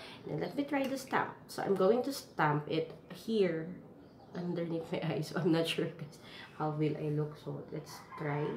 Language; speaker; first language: English; non-native, local second language; Filipino